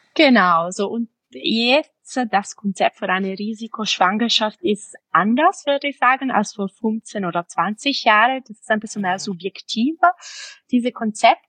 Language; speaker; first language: German; non-native, fluent; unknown